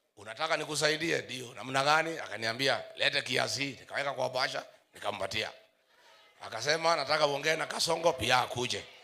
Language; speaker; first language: Swahili; non-native, local second language; Kikuyu